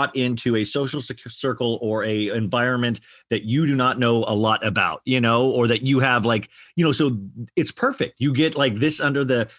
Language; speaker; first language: English; native; English